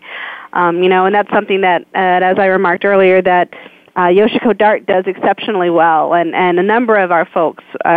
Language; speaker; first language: English; native; English